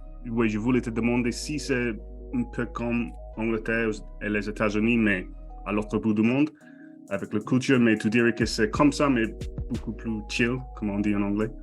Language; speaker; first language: French; non-native, fluent; English